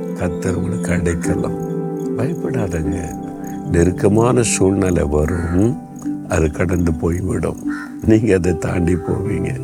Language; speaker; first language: Tamil; native; Tamil